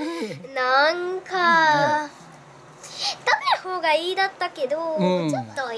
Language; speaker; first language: Japanese; non-native, learner; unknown